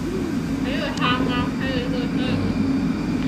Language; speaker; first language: Chinese; non-native, fluent; Lao